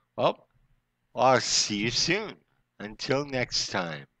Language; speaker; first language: English; native; English